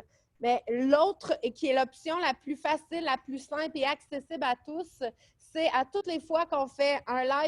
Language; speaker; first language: French; native; French